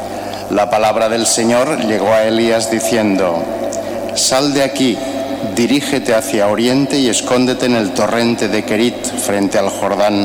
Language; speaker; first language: Spanish; native; Spanish